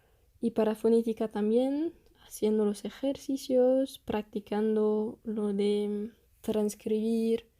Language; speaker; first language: Spanish; non-native, fluent; French